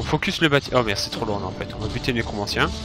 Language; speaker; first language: French; native; French